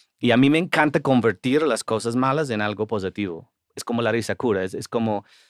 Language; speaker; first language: Spanish; non-native, fluent; English